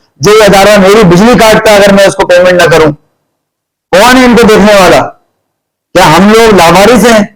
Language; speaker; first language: Urdu; native; Urdu